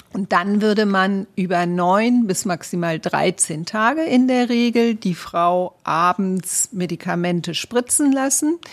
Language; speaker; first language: German; native; German